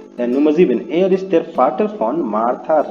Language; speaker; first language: German; non-native, fluent; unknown